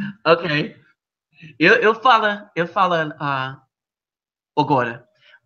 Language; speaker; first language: Portuguese; non-native, learner; English